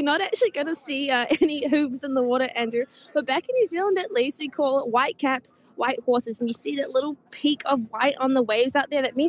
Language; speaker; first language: English; native; English